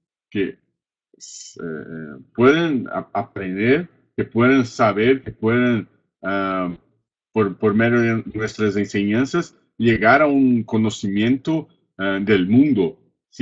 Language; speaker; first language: Spanish; non-native, fluent; Portuguese